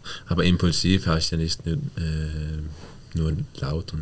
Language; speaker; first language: German; non-native, fluent; Danish